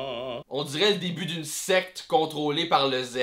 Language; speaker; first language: French; native; French